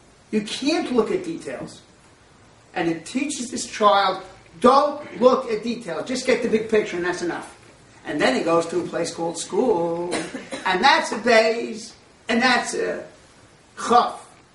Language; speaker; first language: English; native; English